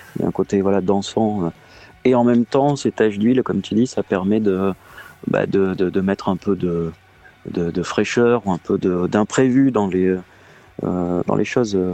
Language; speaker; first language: French; native; French